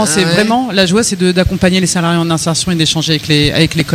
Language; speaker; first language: French; native; French